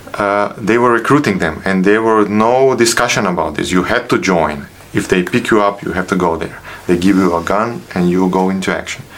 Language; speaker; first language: English; non-native, fluent; Bosnian